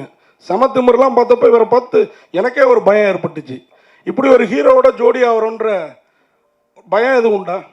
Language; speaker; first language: Tamil; native; Tamil